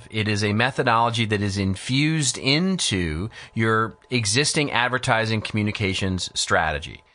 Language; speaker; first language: English; native; English